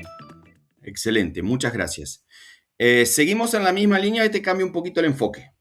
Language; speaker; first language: Spanish; native; Spanish